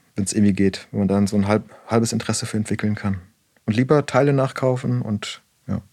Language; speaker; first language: German; native; German